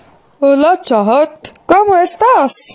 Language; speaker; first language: Spanish; non-native, learner; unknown